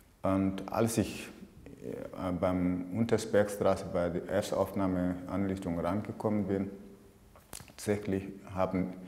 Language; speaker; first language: German; non-native, fluent; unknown